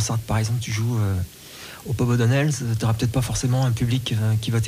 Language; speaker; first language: French; native; French